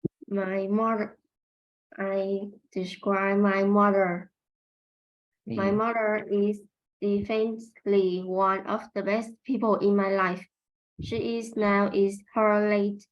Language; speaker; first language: English; non-native, learner; Vietnamese